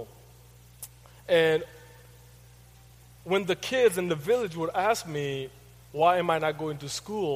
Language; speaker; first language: English; non-native, fluent; Haitian Creole